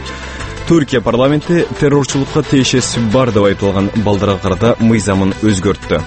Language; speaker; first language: Kyrgyz; native; Kyrgyz